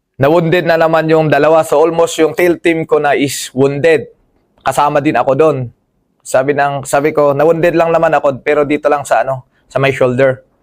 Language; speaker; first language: Filipino; non-native, local second language; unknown